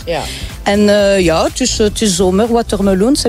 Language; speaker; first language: Dutch; non-native, local second language; French